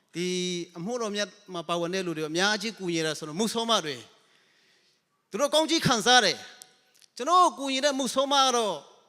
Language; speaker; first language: Burmese; non-native, local second language; Hakha Chin